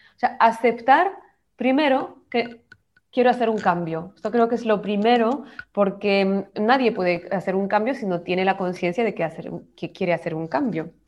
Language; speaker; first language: Spanish; native; Spanish